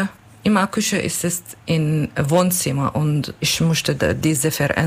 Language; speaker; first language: German; non-native, learner; Kurdish